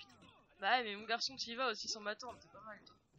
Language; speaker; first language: French; native; French